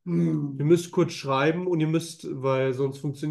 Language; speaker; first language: German; native; German